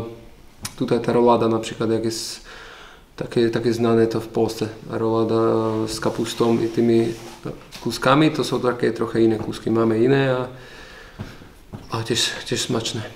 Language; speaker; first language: Polish; non-native, learner; Slovak